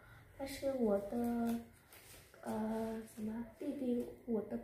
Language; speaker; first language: Chinese; non-native, learner; Vietnamese